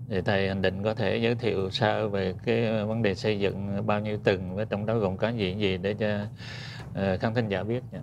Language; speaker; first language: Vietnamese; native; Vietnamese